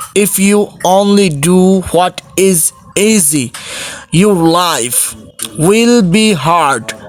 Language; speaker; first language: English; non-native, local second language; Bangla